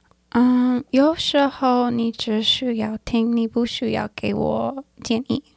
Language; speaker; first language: Chinese; non-native, learner; English